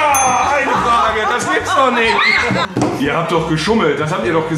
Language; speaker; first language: German; native; German